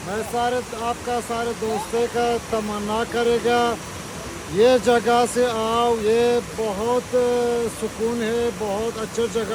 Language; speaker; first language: Hindi; non-native, local second language; Pashto